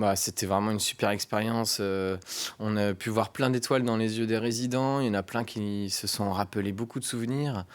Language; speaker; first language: French; native; French